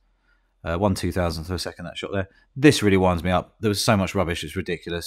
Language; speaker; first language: English; native; English